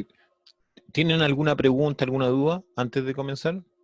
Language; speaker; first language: Spanish; native; Spanish